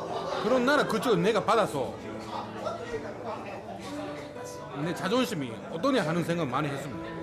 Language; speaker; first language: Korean; early bilingual, heritage; Japanese